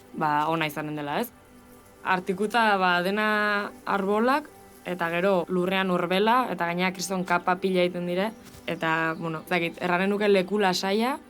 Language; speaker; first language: Basque; native; Basque